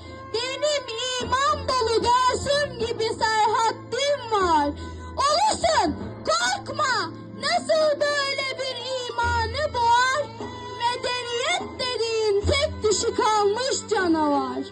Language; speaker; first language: Turkish; native; Turkish